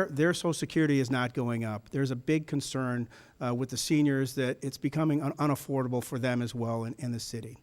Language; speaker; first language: English; early bilingual, other home language; German